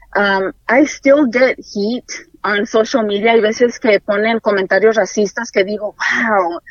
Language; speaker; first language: Spanish; native; Spanish